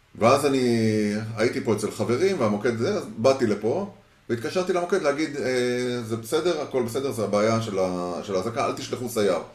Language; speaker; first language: Hebrew; early bilingual, heritage; Hebrew